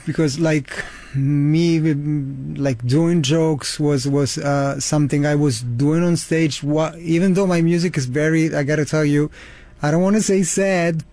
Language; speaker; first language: English; non-native, fluent; Italian